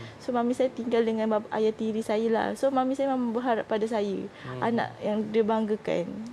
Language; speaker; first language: Malay; non-native, local second language; Chinese